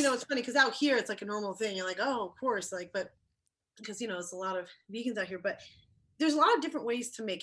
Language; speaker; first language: English; native; English